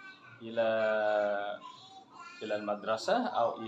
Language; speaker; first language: Arabic; non-native, learner; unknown